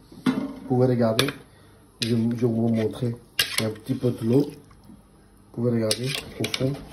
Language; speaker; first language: French; non-native, learner; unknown